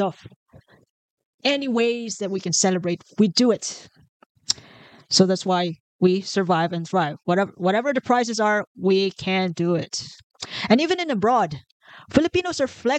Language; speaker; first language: English; non-native, local second language; Filipino